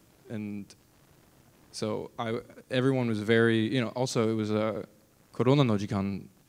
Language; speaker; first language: English; native; English